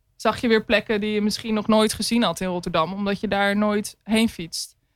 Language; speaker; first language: Dutch; native; Dutch